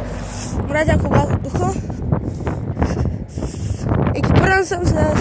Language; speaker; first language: Bulgarian; native; Bulgarian